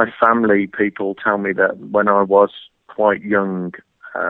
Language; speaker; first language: English; native; English